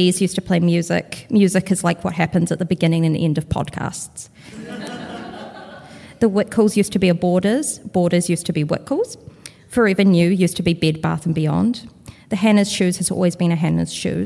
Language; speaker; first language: English; native; English